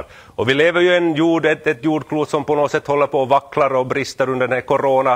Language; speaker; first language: Swedish; native; Swedish